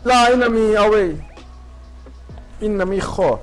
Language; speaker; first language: French; non-native, learner; English